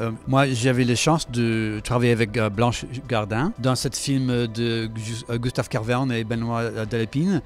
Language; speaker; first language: French; non-native, fluent; English